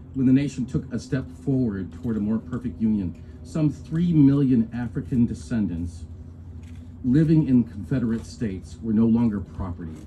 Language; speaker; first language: English; native; English